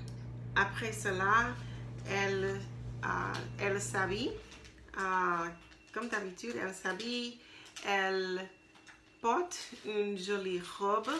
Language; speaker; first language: French; non-native, learner; English